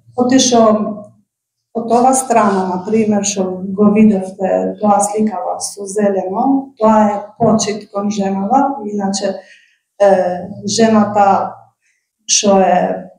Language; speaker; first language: Macedonian; non-native, local second language; Albanian